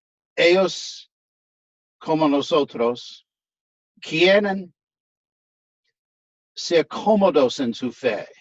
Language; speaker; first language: Spanish; non-native, fluent; English